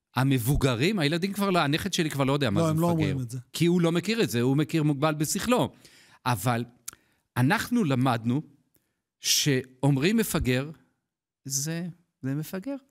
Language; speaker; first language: Hebrew; native; Hebrew